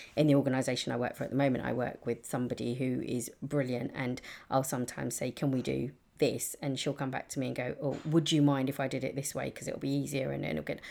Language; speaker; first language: English; native; English